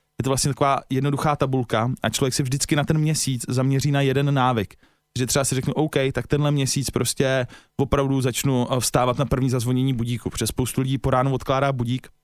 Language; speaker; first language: Czech; native; Czech